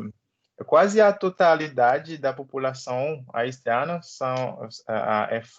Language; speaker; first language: Portuguese; non-native, learner; Haitian Creole